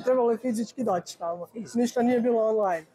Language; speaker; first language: Croatian; native; Croatian